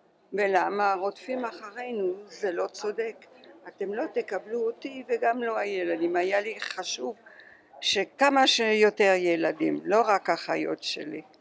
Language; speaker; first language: Hebrew; non-native, fluent; French